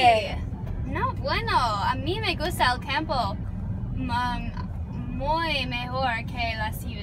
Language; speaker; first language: Spanish; non-native, learner; English